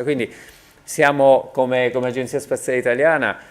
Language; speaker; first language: Italian; native; Italian